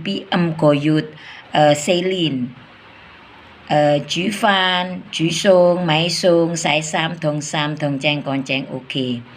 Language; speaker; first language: Cantonese; non-native, learner; Indonesian